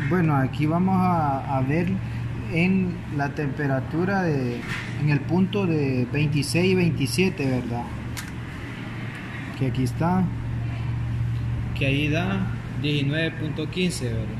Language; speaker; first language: Spanish; native; Spanish